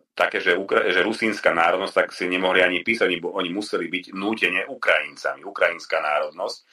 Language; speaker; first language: Slovak; non-native, local second language; Hungarian